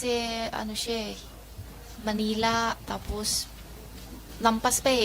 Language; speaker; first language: Filipino; non-native, learner; Chinese